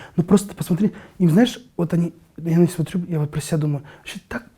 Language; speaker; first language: Russian; non-native, local second language; Kazakh